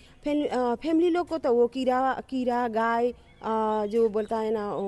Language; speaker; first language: Hindi; non-native, learner; Nepali